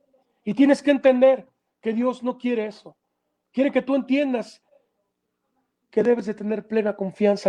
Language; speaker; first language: Spanish; native; Spanish